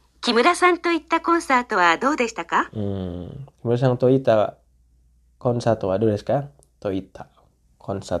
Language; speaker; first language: Japanese; non-native, learner; Indonesian